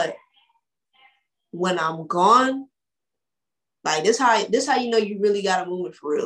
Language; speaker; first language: English; native; English